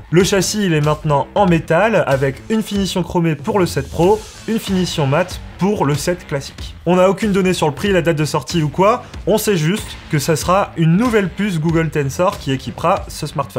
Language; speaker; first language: French; native; French